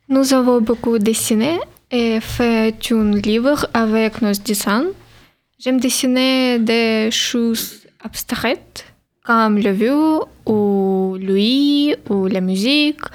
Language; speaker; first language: French; non-native, learner; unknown